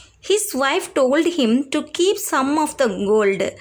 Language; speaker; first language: English; non-native, local second language; Tamil